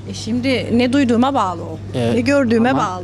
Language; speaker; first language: Turkish; native; Turkish